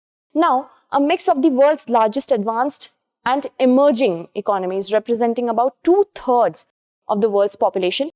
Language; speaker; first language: English; non-native, local second language; Hindi